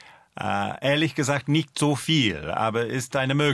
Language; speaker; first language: German; non-native, fluent; English